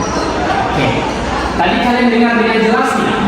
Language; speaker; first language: Indonesian; native; Indonesian